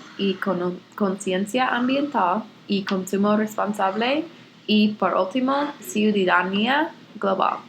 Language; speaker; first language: Spanish; non-native, learner; English